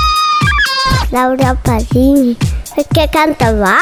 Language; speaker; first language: Italian; native; Italian